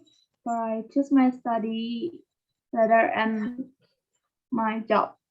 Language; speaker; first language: English; non-native, learner; Indonesian